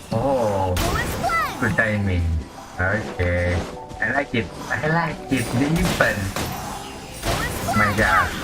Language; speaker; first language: English; non-native, learner; Indonesian